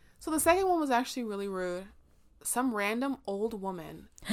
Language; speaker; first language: English; early bilingual, other home language; Spanish